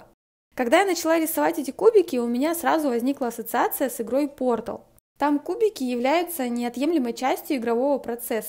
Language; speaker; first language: Russian; native; Russian